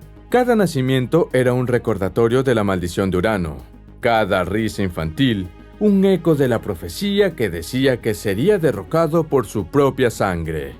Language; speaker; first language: Spanish; native; Spanish